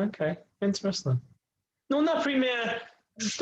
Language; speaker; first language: Russian; non-native, learner; English